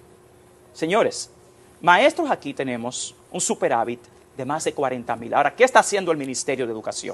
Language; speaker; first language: Spanish; native; Spanish